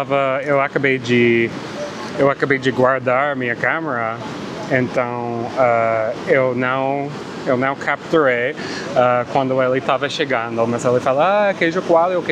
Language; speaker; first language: Portuguese; non-native, fluent; English